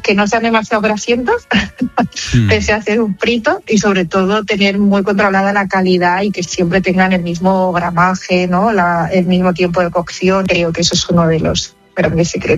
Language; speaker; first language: Spanish; native; Spanish